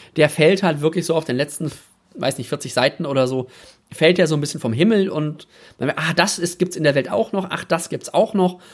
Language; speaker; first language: German; native; German